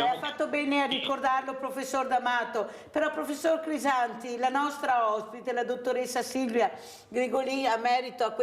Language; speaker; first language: Italian; native; Italian